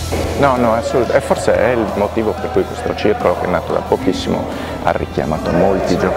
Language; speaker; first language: Italian; native; Italian